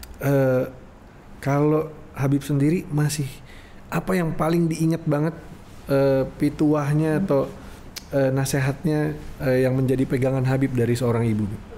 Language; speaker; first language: Indonesian; native; Indonesian